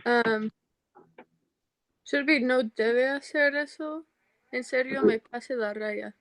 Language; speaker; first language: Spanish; non-native, learner; English